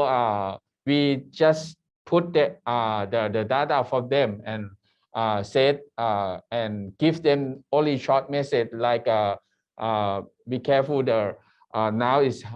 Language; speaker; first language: English; non-native, learner; Thai